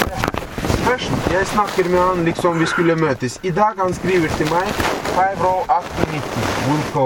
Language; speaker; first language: Norwegian; non-native, fluent; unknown